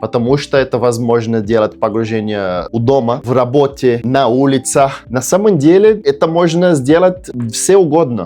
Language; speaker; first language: Russian; non-native, learner; Portuguese